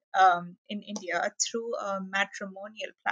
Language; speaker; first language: English; non-native, local second language; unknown